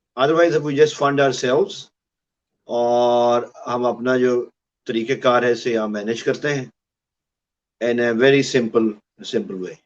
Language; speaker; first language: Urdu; non-native, local second language; Punjabi